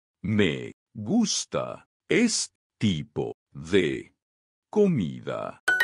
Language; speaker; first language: Spanish; non-native, learner; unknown